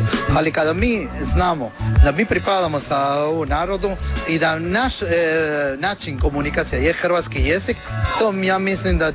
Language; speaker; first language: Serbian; non-native, learner; Spanish